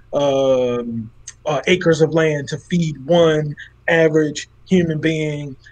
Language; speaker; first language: English; native; English